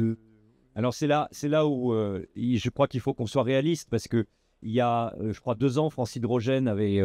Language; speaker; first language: French; native; French